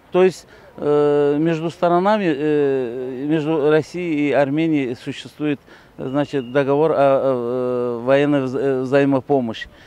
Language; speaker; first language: Russian; non-native, local second language; Azerbaijani